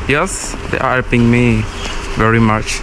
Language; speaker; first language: English; non-native, learner; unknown